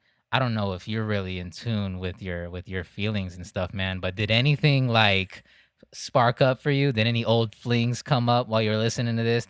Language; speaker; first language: English; native; English